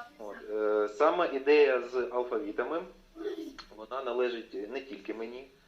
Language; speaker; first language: Ukrainian; non-native, local second language; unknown